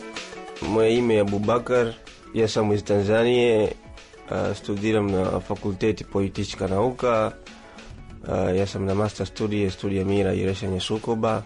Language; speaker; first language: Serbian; non-native, fluent; Swahili